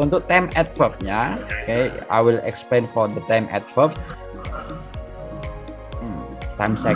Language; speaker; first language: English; non-native, fluent; Indonesian